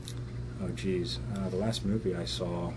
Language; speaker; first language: English; native; English